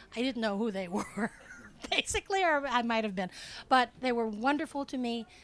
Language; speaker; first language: English; native; English